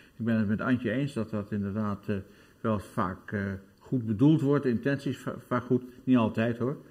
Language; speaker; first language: Dutch; native; Dutch